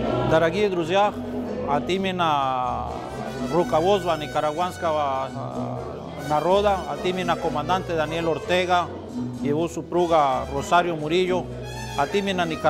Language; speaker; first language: Russian; non-native, learner; Spanish